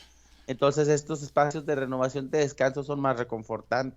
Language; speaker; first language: Spanish; native; Spanish